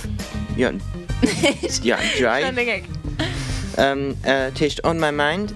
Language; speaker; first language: German; non-native, local second language; Luxembourgish